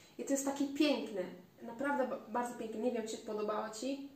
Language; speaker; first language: Polish; non-native, learner; Arabic